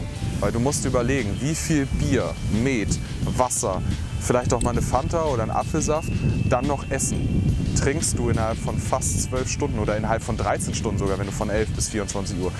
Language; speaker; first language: German; native; German